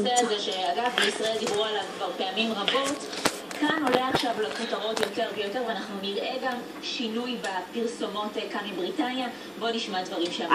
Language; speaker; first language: Hebrew; native; Hebrew